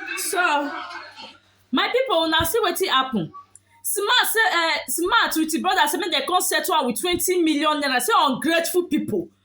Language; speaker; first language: Nigerian Pidgin; native; Nigerian Pidgin